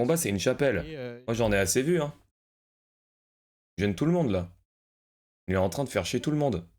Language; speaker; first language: French; native; French